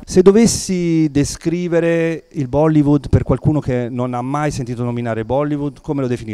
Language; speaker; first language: Italian; native; Italian